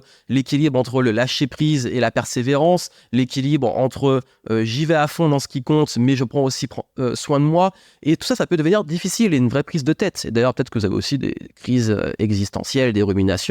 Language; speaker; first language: French; native; French